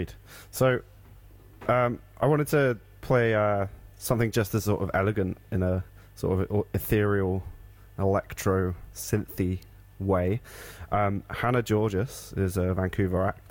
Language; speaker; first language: English; native; English